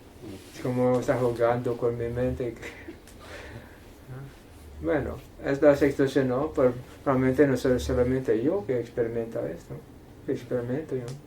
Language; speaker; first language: Spanish; non-native, fluent; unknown